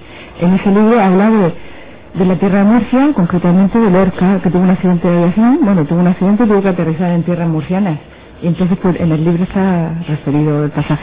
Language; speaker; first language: Spanish; native; Spanish